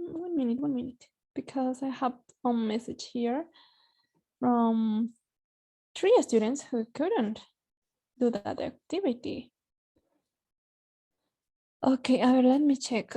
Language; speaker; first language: English; non-native, fluent; Spanish